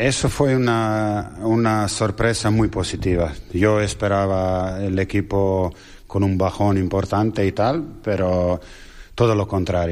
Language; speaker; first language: Spanish; non-native, fluent; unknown